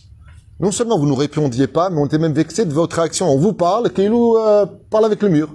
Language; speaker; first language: French; native; French